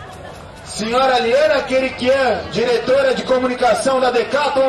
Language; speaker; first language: Portuguese; native; Portuguese